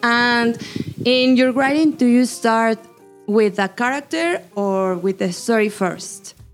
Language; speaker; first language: English; non-native, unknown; Spanish